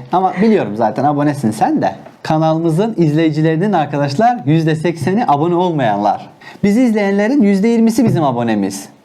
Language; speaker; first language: Turkish; non-native, local second language; Azerbaijani